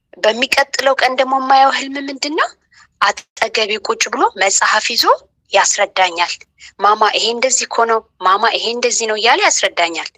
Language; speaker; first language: Amharic; native; Amharic